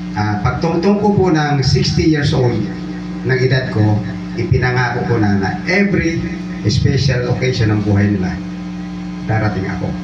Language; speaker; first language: Filipino; non-native, local second language; Bikol